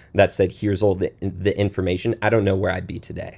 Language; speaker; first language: English; native; English